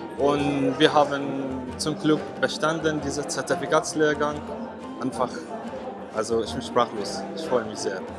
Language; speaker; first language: German; non-native, fluent; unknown